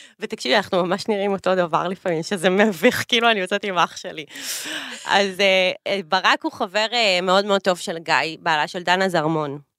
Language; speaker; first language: Hebrew; native; Hebrew